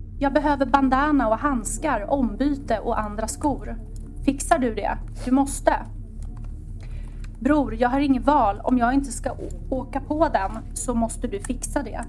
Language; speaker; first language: Swedish; native; Swedish